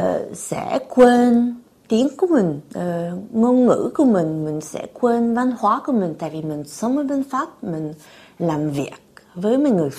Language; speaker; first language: Vietnamese; early bilingual, heritage; Vietnamese